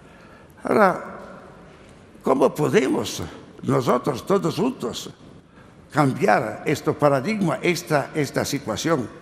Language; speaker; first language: Spanish; non-native, learner; Italian